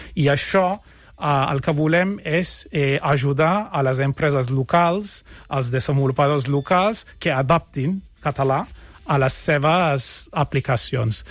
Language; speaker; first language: Catalan; non-native, fluent; Turkish